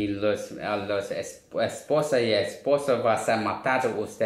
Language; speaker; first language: Spanish; non-native, learner; Korean